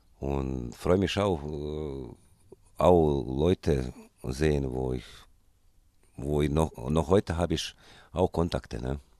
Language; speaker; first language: German; non-native, fluent; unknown